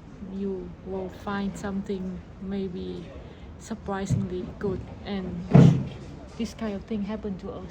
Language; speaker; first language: English; non-native, fluent; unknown